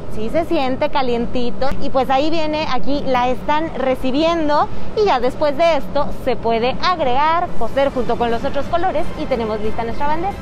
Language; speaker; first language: Spanish; native; Spanish